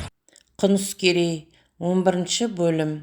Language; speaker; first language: Kazakh; native; Kazakh